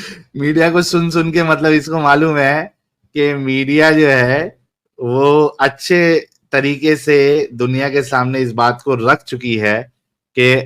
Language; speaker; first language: Hindi; native; Hindi